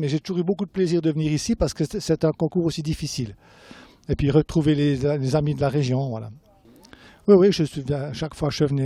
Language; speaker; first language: French; native; French